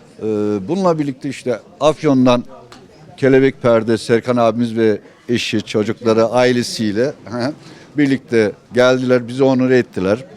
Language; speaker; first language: Turkish; native; Turkish